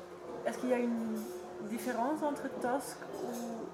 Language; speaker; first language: French; non-native, learner; Dutch